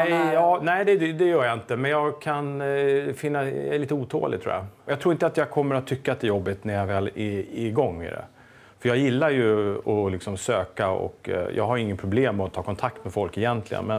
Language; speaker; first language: Swedish; native; Swedish